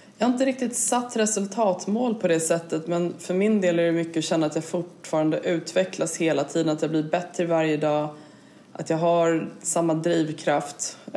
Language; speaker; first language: Swedish; native; Swedish